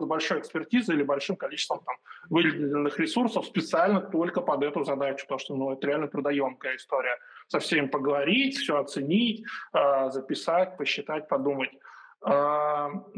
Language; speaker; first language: Russian; native; Russian